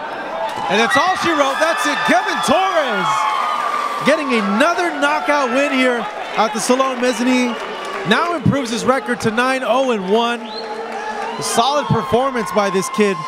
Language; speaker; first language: English; native; English